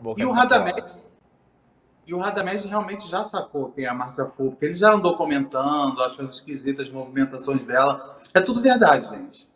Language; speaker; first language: Portuguese; native; Portuguese